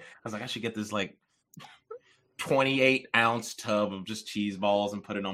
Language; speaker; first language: English; early bilingual, other home language; Yoruba